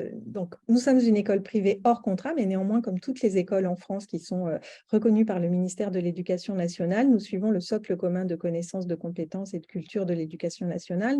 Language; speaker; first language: French; native; French